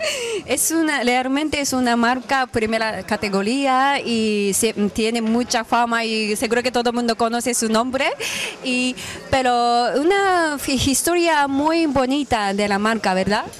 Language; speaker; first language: Spanish; non-native, fluent; Japanese